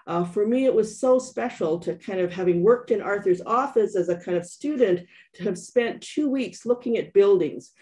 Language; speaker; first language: English; native; English